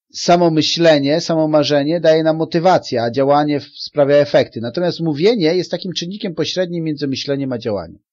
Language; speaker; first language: Polish; native; Polish